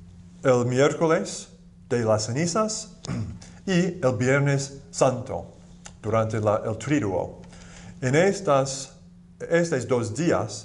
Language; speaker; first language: Spanish; non-native, fluent; English